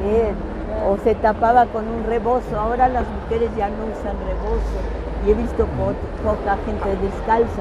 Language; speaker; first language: Spanish; early bilingual, other home language; French